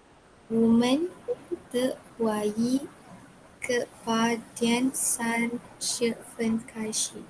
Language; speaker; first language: Chinese; non-native, learner; Malay